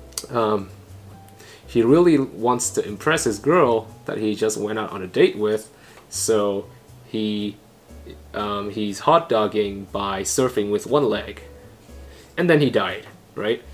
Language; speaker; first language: English; non-native, fluent; Vietnamese